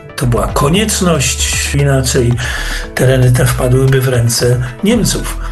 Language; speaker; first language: Polish; native; Polish